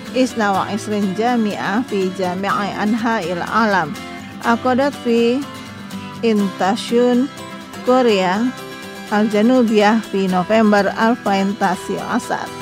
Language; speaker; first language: Arabic; non-native, fluent; Indonesian